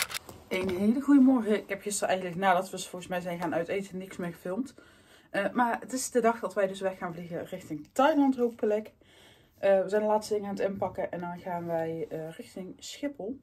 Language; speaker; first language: Dutch; native; Dutch